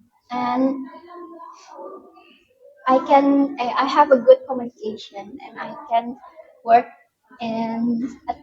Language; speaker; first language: English; non-native, learner; Indonesian